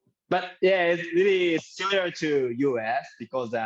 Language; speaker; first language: English; non-native, learner; Japanese